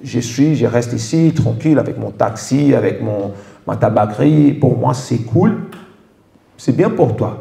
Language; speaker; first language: French; non-native, fluent; Portuguese